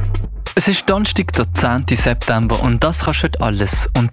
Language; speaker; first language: German; native; German